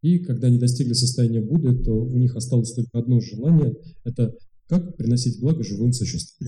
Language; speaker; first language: Russian; native; Russian